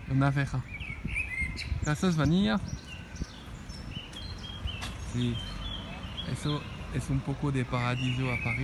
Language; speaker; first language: Spanish; non-native, fluent; French